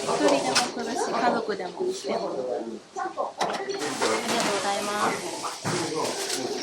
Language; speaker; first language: Japanese; native; Japanese